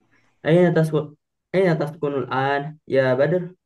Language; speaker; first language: Arabic; non-native, learner; Indonesian